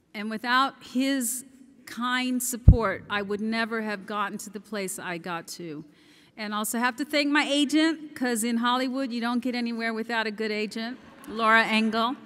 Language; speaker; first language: English; early bilingual, other home language; Spanish